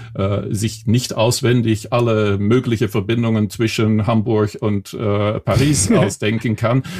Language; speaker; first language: German; non-native, fluent; Dutch